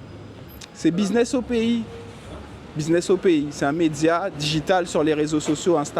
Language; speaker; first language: French; native; French